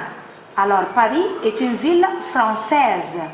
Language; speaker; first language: French; non-native, fluent; Arabic